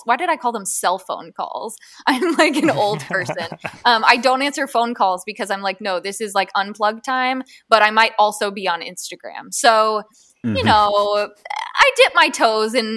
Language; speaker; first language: English; native; English